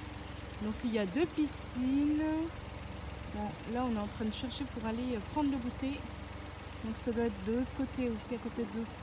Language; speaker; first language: French; native; French